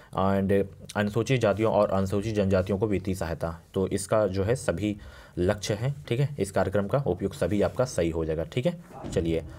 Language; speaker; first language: Hindi; native; Hindi